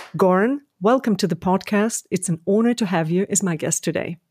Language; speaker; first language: English; non-native, fluent; Ukrainian